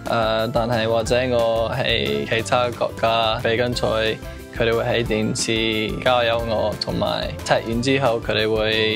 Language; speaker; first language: Cantonese; early bilingual, heritage; English